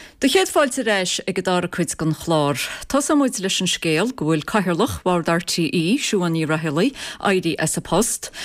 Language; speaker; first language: Irish; native; Irish